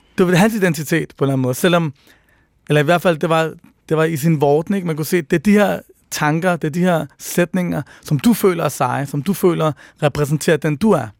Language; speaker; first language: Danish; early bilingual, other home language; Persian